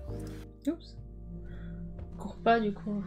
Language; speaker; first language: French; native; French